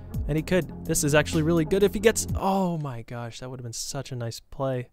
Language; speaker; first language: English; native; English